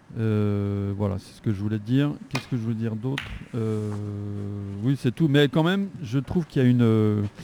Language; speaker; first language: French; native; French